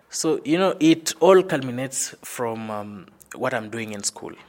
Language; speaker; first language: English; non-native, local second language; Luyia